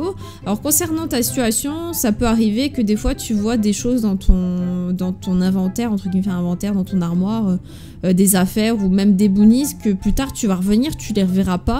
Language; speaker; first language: French; native; French